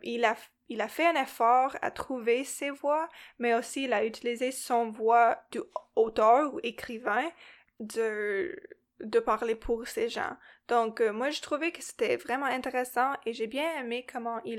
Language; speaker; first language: French; non-native, local second language; English